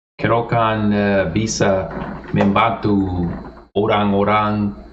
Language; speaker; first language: Indonesian; non-native, learner; English